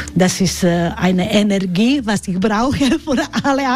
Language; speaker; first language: German; non-native, learner; Croatian